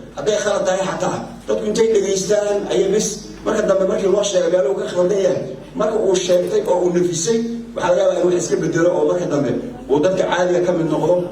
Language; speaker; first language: Somali; native; Somali